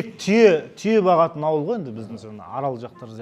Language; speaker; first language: Kazakh; native; Kazakh